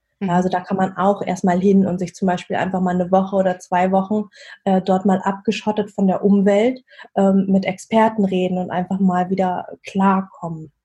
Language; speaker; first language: German; early bilingual, other home language; Vietnamese